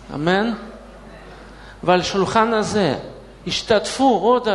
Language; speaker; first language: Hebrew; non-native, fluent; Russian